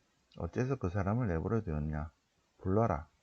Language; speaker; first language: Korean; native; Korean